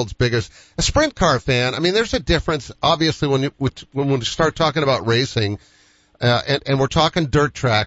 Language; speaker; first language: English; native; English